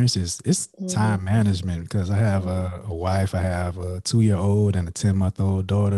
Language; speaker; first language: English; native; English